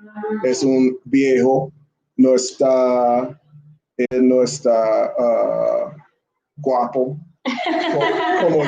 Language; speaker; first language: Spanish; non-native, learner; English